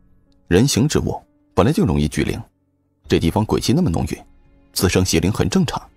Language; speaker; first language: Chinese; native; Chinese